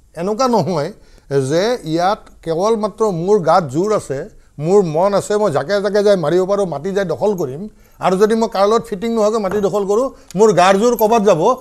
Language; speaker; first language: Assamese; native; Assamese